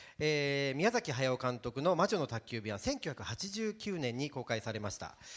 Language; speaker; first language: Japanese; native; Japanese